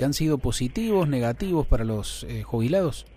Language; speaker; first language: Spanish; native; Spanish